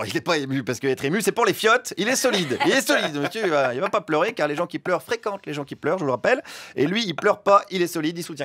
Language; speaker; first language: French; native; French